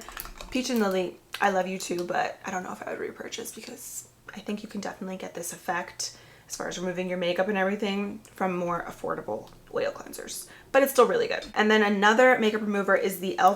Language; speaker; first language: English; native; English